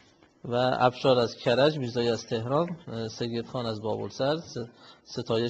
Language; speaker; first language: Persian; native; Persian